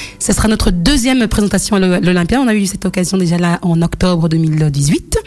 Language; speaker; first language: French; early bilingual, other home language; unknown